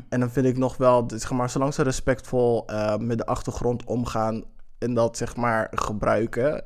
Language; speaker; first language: Dutch; early bilingual, other home language; English